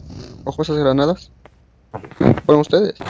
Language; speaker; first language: Spanish; native; Spanish